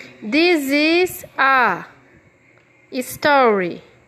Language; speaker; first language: English; non-native, fluent; Portuguese